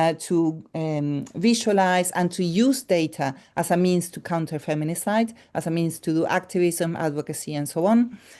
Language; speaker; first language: English; non-native, fluent; Spanish